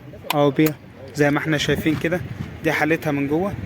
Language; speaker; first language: Arabic; native; Arabic